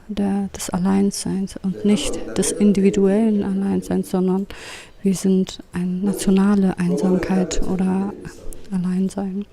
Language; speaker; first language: German; non-native, fluent; Kurdish